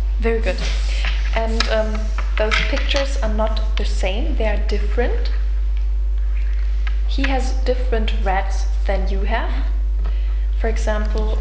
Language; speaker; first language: English; non-native, fluent; German